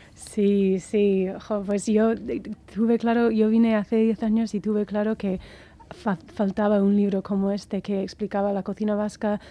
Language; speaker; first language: Spanish; non-native, fluent; English